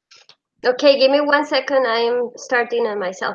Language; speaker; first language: English; non-native, fluent; Spanish